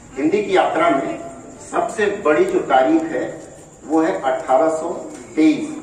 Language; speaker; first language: Hindi; native; Hindi